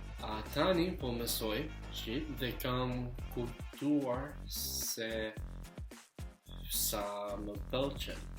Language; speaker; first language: Albanian; non-native, learner; English